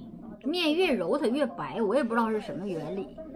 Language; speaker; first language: Chinese; native; Chinese